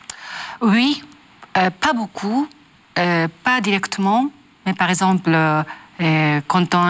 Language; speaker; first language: French; non-native, learner; Japanese